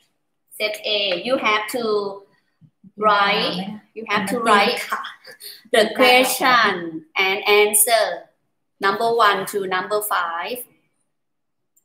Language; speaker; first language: English; non-native, learner; Thai